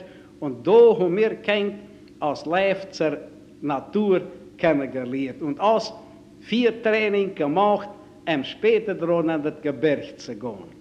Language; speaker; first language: German; native; German